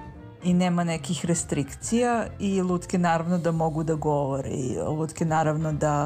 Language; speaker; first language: Serbian; native; Serbian